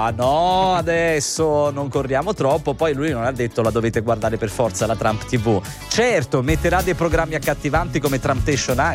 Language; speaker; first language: Italian; native; Italian